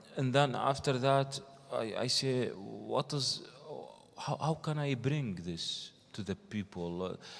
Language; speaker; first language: English; non-native, learner; Arabic